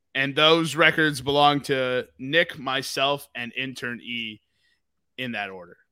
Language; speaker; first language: English; native; English